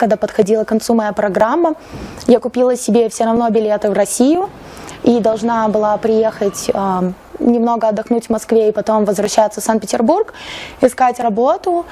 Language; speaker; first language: Russian; native; Russian